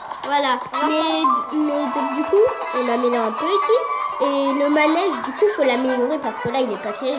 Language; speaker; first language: French; native; French